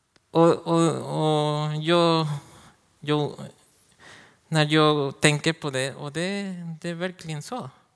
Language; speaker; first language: Swedish; non-native, learner; Spanish